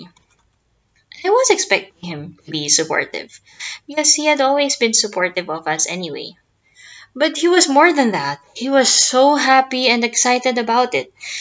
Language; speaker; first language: English; non-native, local second language; Filipino